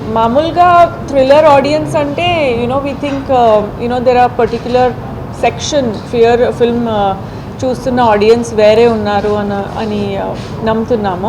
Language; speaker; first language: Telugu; non-native, fluent; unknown